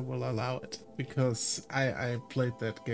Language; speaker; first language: English; non-native, fluent; German